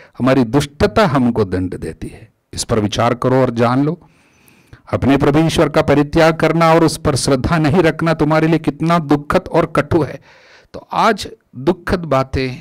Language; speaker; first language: Hindi; non-native, local second language; Malayalam